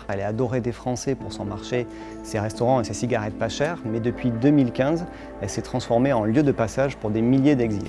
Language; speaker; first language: French; native; French